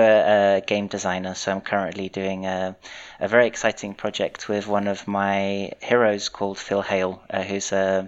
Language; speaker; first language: English; native; English